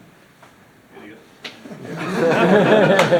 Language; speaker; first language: French; native; French